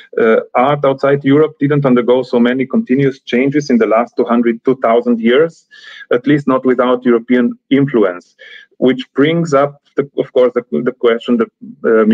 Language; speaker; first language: English; non-native, fluent; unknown